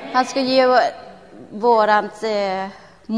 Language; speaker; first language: Swedish; non-native, learner; Thai